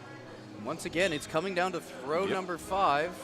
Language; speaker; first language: English; native; English